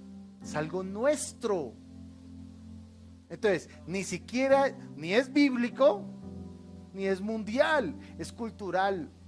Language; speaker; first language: Spanish; native; Spanish